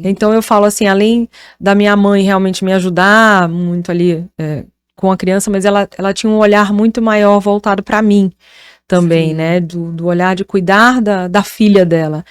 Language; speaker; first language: Portuguese; native; Portuguese